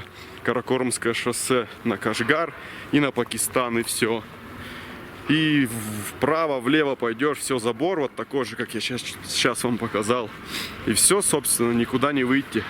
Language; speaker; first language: Russian; native; Russian